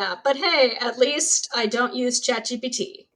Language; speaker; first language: English; native; English